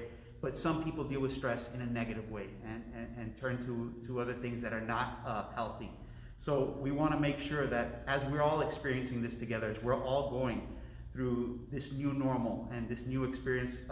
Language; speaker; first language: English; early bilingual, other home language; Spanish